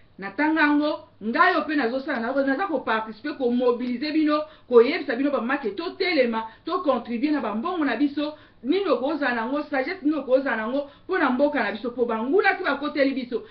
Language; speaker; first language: Lingala; native; Lingala